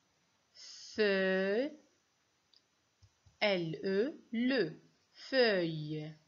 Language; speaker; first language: French; non-native, local second language; Arabic